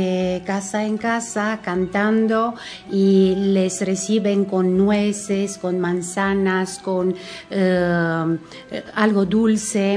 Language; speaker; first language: Spanish; non-native, fluent; Romanian